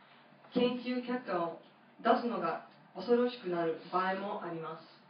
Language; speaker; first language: Japanese; non-native, fluent; English